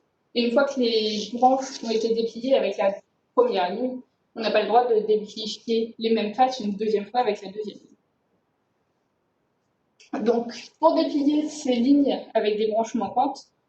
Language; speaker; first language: French; native; French